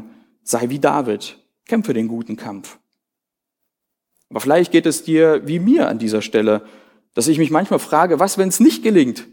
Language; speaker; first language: German; native; German